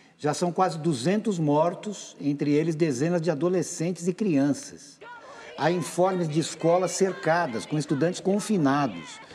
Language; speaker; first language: Portuguese; native; Portuguese